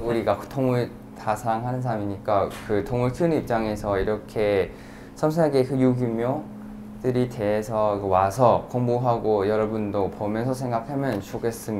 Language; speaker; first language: Korean; non-native, fluent; Thai